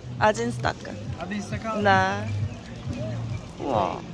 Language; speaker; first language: Russian; non-native, learner; Korean